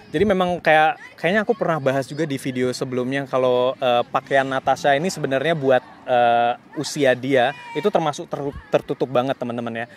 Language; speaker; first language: Indonesian; native; Indonesian